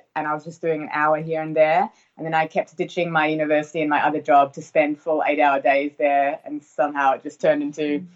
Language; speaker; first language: English; native; English